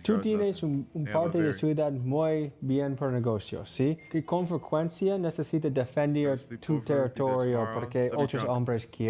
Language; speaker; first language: Spanish; non-native, learner; English